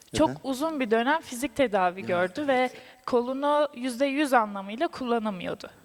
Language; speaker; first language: Turkish; native; Turkish